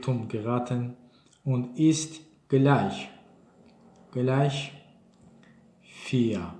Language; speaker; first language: German; non-native, learner; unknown